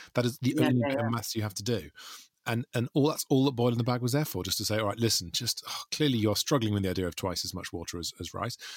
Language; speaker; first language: English; native; English